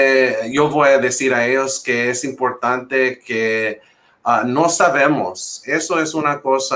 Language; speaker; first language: Spanish; early bilingual, heritage; English